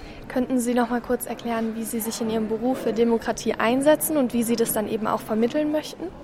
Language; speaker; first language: German; native; German